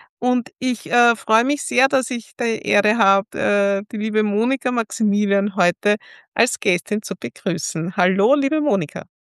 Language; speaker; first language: German; native; German